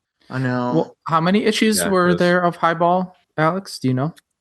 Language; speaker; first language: English; native; English